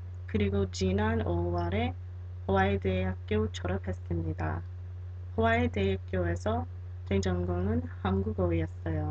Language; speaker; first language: Korean; non-native, learner; English